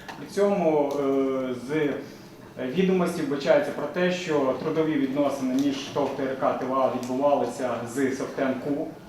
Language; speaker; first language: Ukrainian; native; Ukrainian